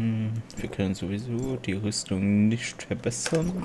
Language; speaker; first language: German; non-native, local second language; Luxembourgish